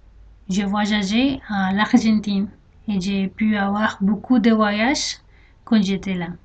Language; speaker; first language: French; non-native, learner; Spanish